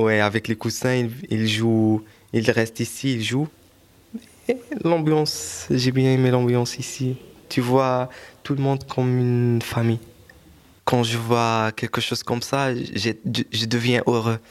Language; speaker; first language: French; non-native, local second language; Arabic